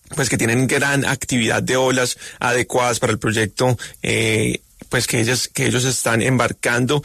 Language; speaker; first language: Spanish; native; Spanish